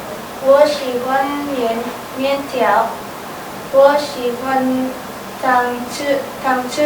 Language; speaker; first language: Chinese; non-native, learner; Indonesian